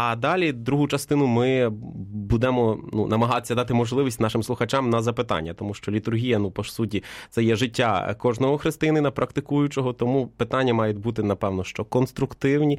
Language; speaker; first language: Ukrainian; native; Ukrainian